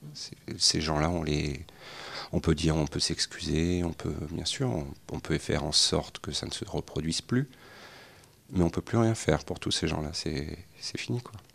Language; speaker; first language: French; native; French